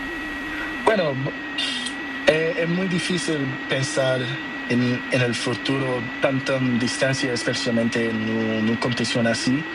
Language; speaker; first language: Spanish; non-native, learner; Portuguese